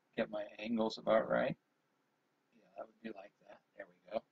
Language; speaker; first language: English; native; English